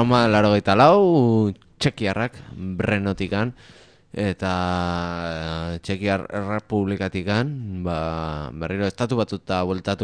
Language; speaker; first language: Basque; native; Basque